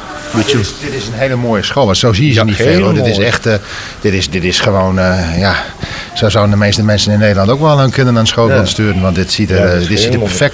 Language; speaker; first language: Dutch; native; Dutch